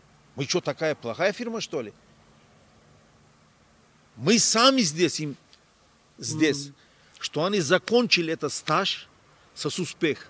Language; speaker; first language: Russian; non-native, learner; Turkish